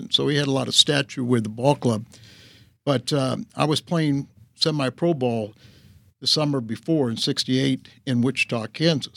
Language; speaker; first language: English; native; English